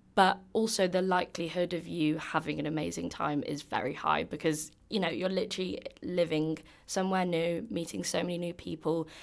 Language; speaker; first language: English; native; English